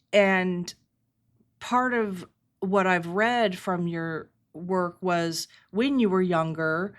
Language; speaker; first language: English; native; English